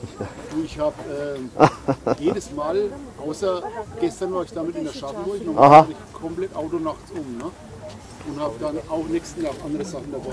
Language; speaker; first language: German; native; German